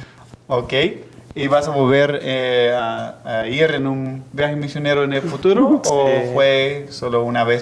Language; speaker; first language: Spanish; non-native, fluent; English